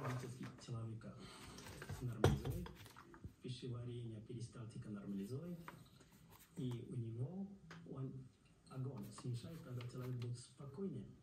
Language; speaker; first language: Russian; non-native, learner; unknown